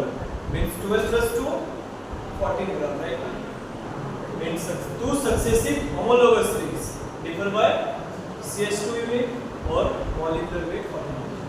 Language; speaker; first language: English; non-native, local second language; Hindi